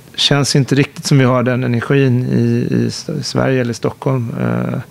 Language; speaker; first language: Swedish; native; Swedish